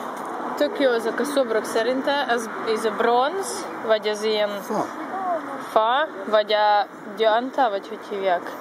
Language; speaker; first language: Hungarian; non-native, learner; Russian